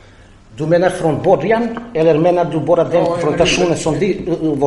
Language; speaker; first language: Swedish; non-native, fluent; Croatian